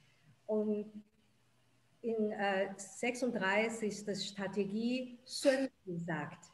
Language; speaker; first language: German; non-native, fluent; Chinese